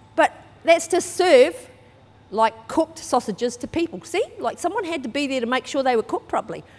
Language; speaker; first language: English; native; English